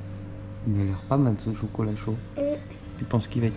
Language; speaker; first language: French; native; French